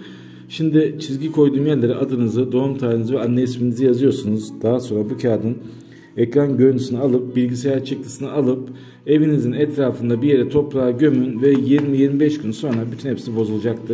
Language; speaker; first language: Turkish; native; Turkish